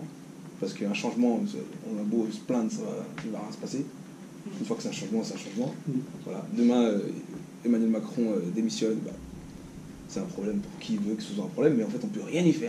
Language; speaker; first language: French; native; French